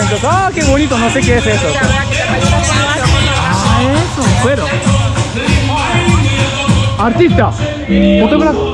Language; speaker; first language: Spanish; non-native, learner; Japanese